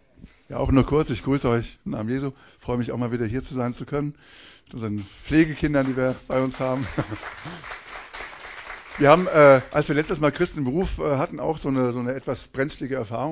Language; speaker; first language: German; native; German